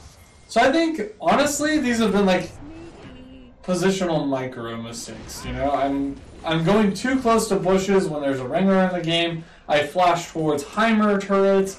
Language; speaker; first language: English; native; English